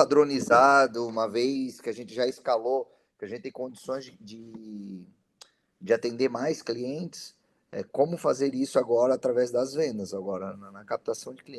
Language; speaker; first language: Portuguese; native; Portuguese